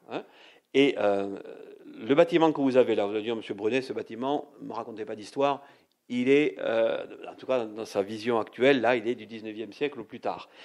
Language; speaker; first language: French; native; French